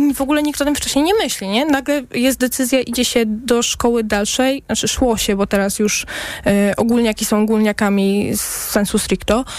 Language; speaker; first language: Polish; native; Polish